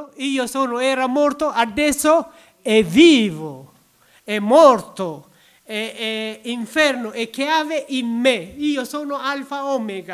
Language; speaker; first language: Italian; non-native, learner; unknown